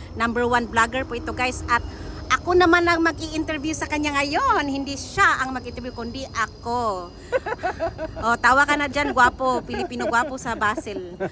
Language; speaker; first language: Filipino; non-native, local second language; Cebuano